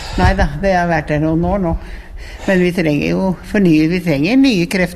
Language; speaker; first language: Norwegian; native; Norwegian